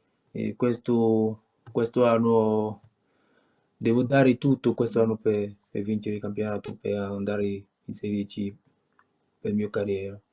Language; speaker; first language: Italian; non-native, learner; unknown